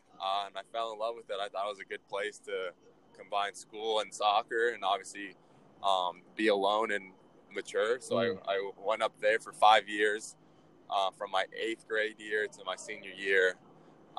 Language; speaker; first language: English; native; English